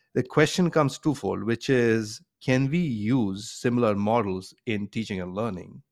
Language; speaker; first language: English; non-native, local second language; Bangla